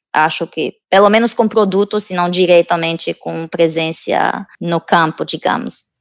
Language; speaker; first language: Portuguese; non-native, fluent; Romanian